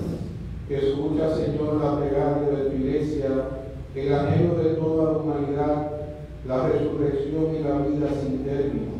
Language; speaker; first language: Spanish; native; Spanish